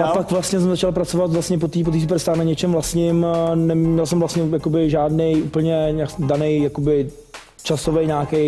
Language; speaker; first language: Czech; native; Czech